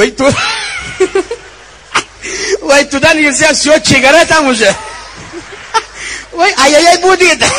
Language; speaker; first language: Russian; non-native, learner; Uzbek